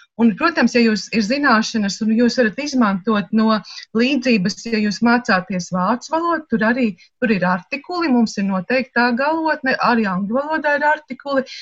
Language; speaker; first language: Latvian; native; Latvian